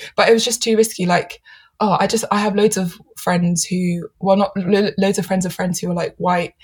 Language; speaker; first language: English; native; English